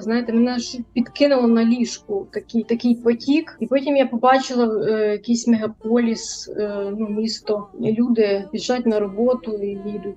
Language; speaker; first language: Ukrainian; native; Ukrainian